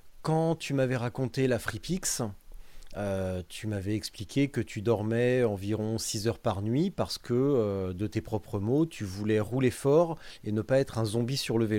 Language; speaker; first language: French; native; French